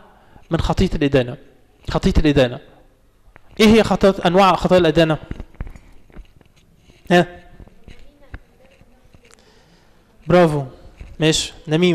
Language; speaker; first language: Arabic; native; Arabic